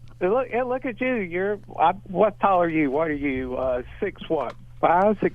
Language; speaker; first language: English; native; English